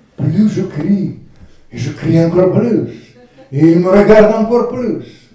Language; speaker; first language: French; non-native, fluent; Russian